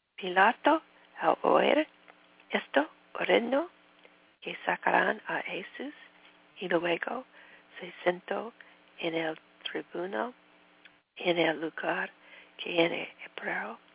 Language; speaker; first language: Spanish; non-native, learner; English